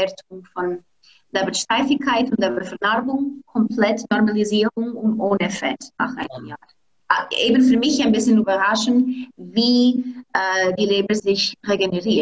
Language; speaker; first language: German; non-native, fluent; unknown